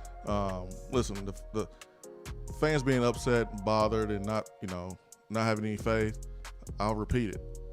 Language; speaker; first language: English; native; English